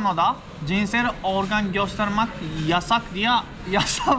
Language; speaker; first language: Turkish; non-native, fluent; Japanese